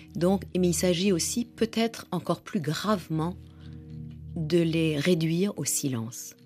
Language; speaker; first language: French; non-native, fluent; Persian